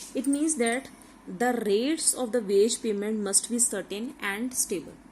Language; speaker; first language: English; non-native, local second language; Punjabi